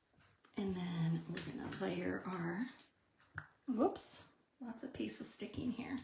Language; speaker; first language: English; native; English